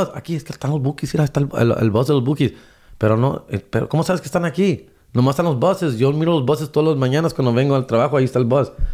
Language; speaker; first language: Spanish; early bilingual, other home language; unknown